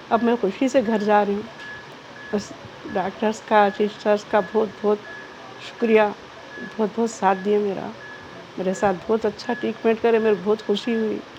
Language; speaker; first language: Hindi; non-native, local second language; Urdu